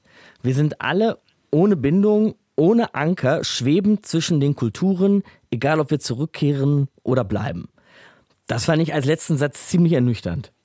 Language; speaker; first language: German; native; German